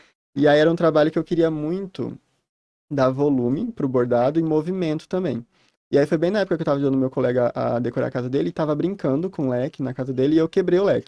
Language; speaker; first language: Portuguese; native; Portuguese